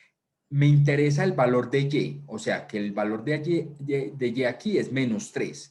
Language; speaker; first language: Spanish; native; Spanish